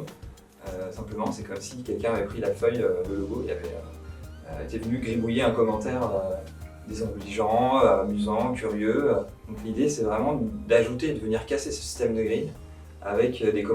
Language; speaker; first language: French; native; French